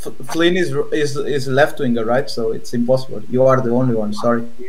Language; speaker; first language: English; non-native, fluent; Spanish